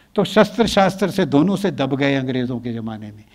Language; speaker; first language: Hindi; native; Hindi